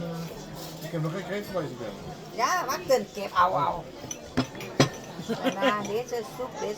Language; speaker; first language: Dutch; non-native, learner; Thai